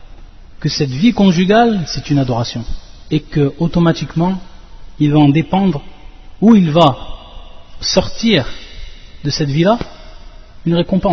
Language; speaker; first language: French; native; French